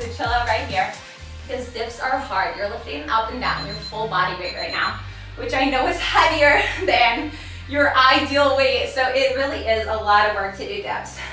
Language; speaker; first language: English; native; English